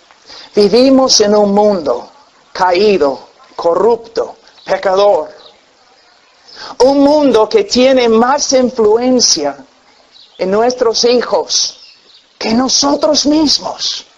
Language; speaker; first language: Spanish; non-native, fluent; English